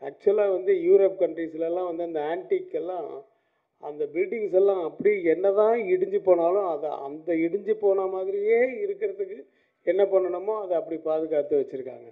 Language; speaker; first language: Tamil; native; Tamil